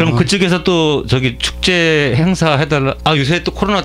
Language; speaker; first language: Korean; native; Korean